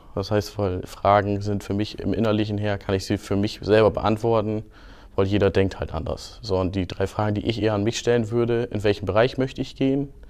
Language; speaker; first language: German; native; German